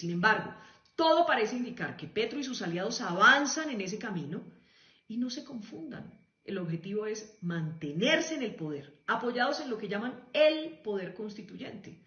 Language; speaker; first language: Spanish; native; Spanish